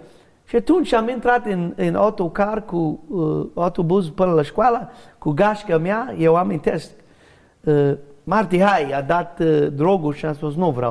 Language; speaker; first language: Romanian; non-native, learner; English